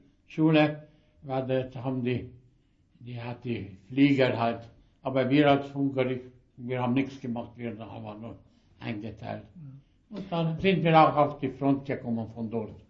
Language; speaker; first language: German; early bilingual, heritage; German